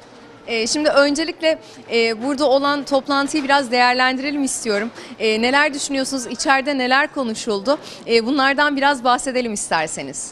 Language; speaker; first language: Turkish; native; Turkish